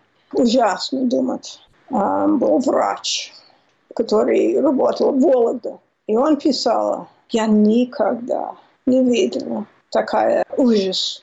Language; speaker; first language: Russian; non-native, fluent; English